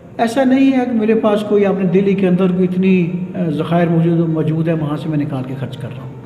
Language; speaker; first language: Urdu; non-native, local second language; Punjabi